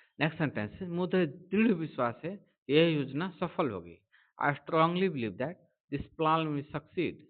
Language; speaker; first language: Hindi; native; Hindi